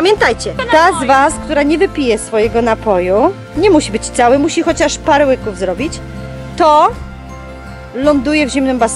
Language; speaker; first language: Polish; native; Polish